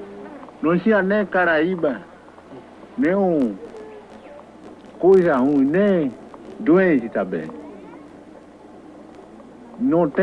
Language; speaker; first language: Portuguese; non-native, local second language; Kayapó